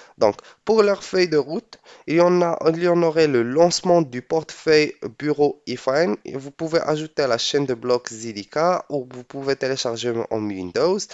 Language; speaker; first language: French; non-native, local second language; Arabic